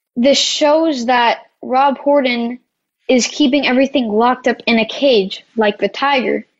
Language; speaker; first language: English; native; English